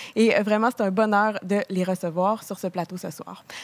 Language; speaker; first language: French; native; French